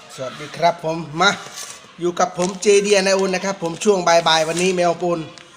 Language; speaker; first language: Thai; non-native, local second language; Khmer